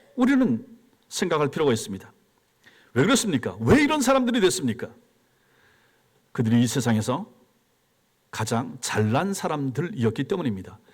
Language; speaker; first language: Korean; native; Korean